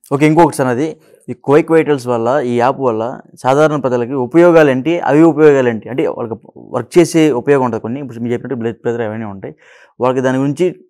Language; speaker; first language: Telugu; native; Telugu